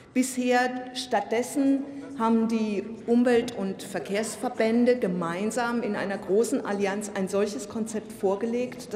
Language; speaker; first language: German; native; German